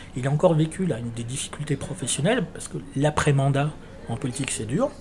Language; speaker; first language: French; native; French